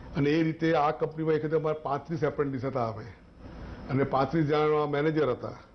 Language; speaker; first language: Gujarati; native; Gujarati